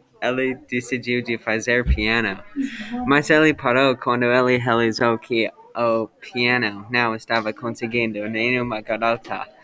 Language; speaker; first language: Portuguese; non-native, learner; English